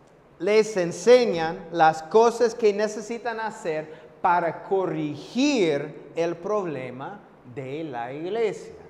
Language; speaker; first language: Spanish; non-native, fluent; English